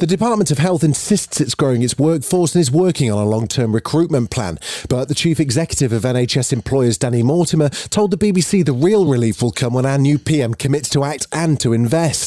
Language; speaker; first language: English; native; English